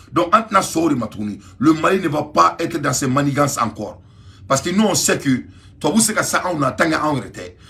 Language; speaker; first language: French; non-native, local second language; Bambara